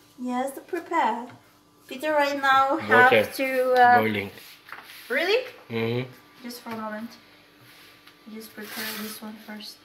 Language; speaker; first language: English; non-native, learner; Indonesian